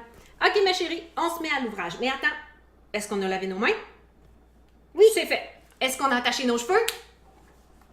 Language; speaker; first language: French; native; French